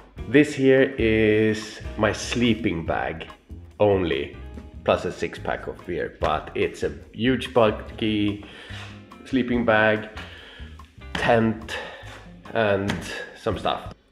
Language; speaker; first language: English; non-native, fluent; Swedish